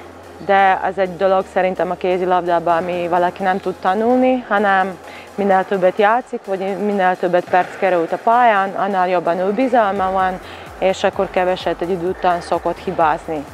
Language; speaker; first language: Hungarian; non-native, fluent; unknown